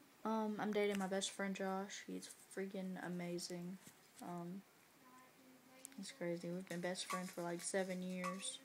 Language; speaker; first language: English; native; English